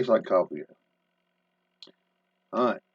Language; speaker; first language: English; native; English